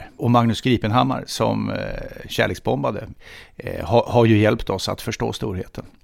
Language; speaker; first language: Swedish; native; Swedish